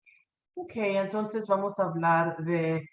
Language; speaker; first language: Spanish; non-native, fluent; English